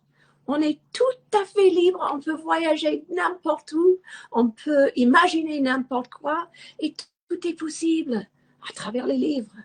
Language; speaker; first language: French; non-native, fluent; English